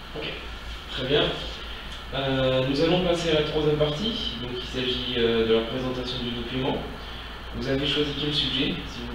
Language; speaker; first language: French; native; French